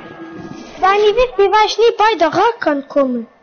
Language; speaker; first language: German; non-native, learner; Portuguese